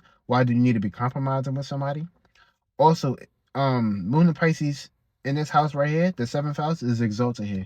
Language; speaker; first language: English; native; English